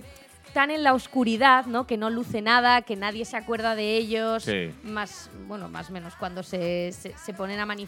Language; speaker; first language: Spanish; native; Spanish